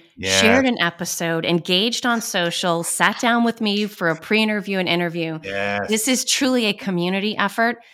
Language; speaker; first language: English; native; English